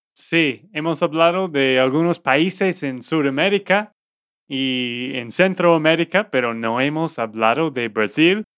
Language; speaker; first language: Spanish; non-native, fluent; English